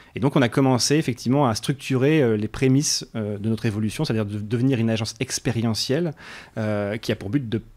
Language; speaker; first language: French; native; French